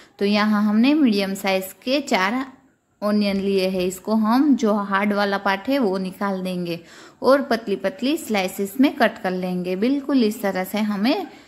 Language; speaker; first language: Hindi; non-native, local second language; Gujarati